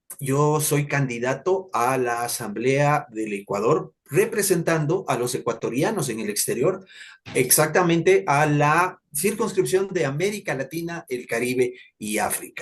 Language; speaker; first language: Spanish; native; Spanish